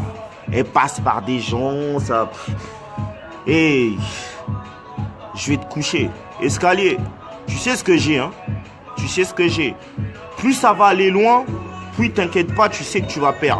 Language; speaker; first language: French; non-native, local second language; Lingala